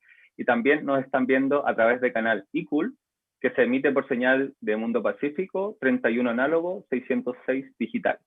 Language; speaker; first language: Spanish; native; Spanish